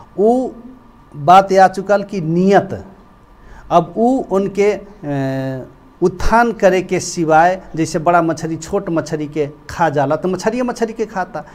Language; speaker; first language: Bhojpuri; non-native, local second language; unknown